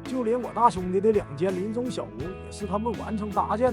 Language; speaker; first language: Chinese; native; Chinese